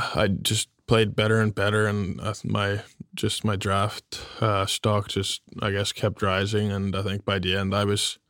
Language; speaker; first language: English; non-native, fluent; German